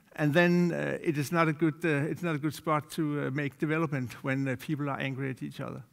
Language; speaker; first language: English; non-native, fluent; Danish